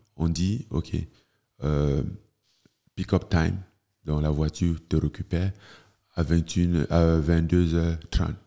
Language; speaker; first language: French; non-native, local second language; Ghomala